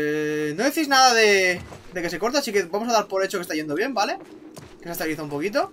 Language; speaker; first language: Spanish; native; Spanish